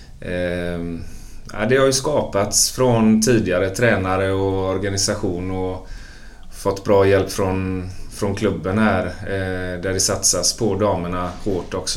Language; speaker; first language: Swedish; native; Swedish